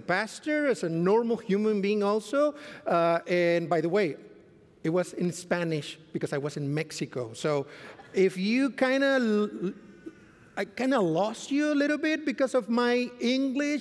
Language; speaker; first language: English; non-native, fluent; Spanish